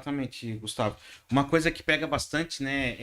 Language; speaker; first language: Portuguese; native; Portuguese